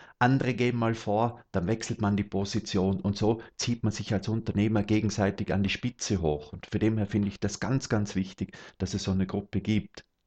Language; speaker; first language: German; native; German